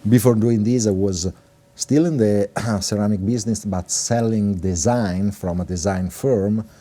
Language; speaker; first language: English; non-native, fluent; Italian